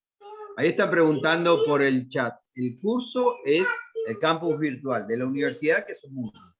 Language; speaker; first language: Spanish; native; Spanish